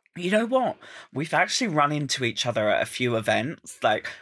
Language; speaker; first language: English; native; English